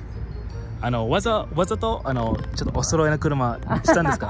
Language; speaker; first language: Japanese; non-native, fluent; English